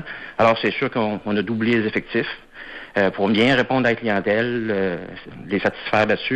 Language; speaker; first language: French; native; French